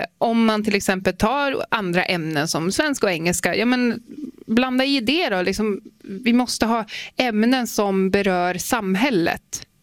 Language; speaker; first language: Swedish; native; Swedish